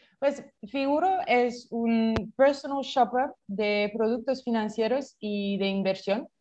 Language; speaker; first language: Spanish; non-native, fluent; French